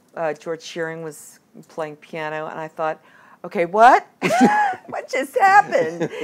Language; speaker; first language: English; native; English